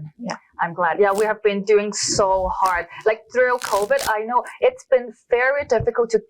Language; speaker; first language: English; non-native, local second language; Cantonese